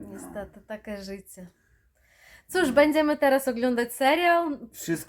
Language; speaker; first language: Polish; non-native, fluent; Ukrainian